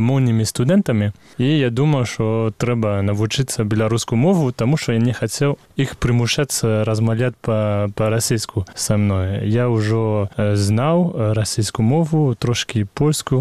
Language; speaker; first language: Belarusian; non-native, fluent; French